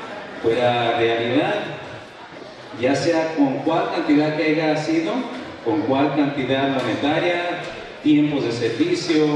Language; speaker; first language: Spanish; native; Spanish